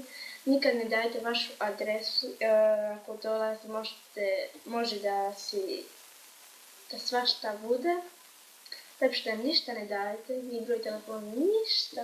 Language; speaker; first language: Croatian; early bilingual, heritage; Croatian